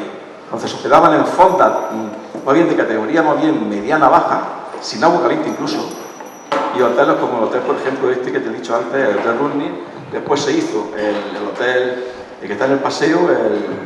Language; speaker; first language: Spanish; native; Spanish